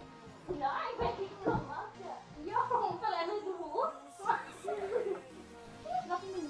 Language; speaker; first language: Danish; native; Danish